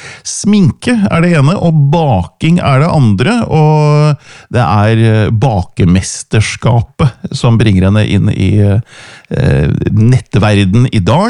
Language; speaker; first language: Norwegian; native; Norwegian